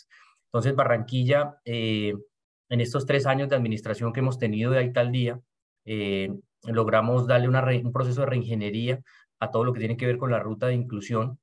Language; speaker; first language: Spanish; native; Spanish